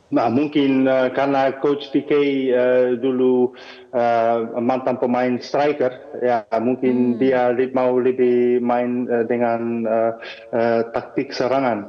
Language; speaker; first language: Indonesian; non-native, fluent; Dutch